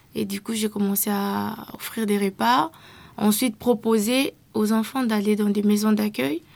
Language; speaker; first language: French; non-native, local second language; Lingala